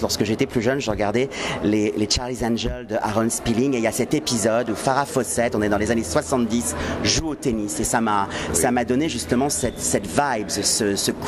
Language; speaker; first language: French; native; French